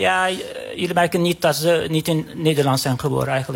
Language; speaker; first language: Dutch; non-native, fluent; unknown